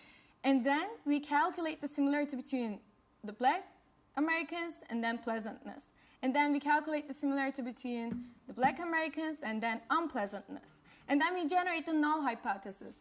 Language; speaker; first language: English; non-native, fluent; Turkish